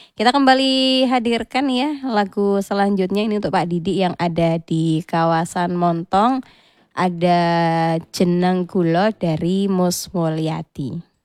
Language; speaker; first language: Indonesian; native; Indonesian